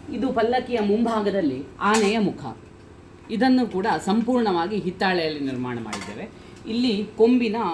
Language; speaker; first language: Kannada; native; Kannada